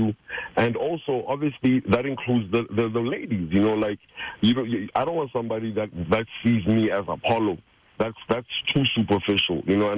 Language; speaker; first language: English; non-native, local second language; Tswana